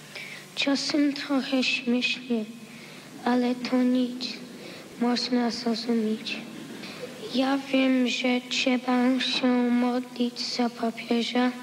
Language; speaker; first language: Polish; early bilingual, heritage; Polish